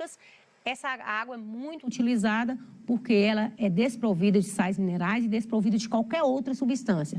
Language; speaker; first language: Portuguese; native; Portuguese